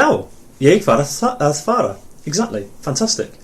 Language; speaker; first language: Icelandic; non-native, fluent; English